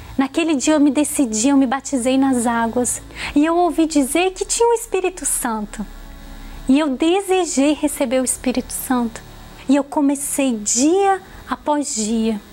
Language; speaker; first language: Portuguese; native; Portuguese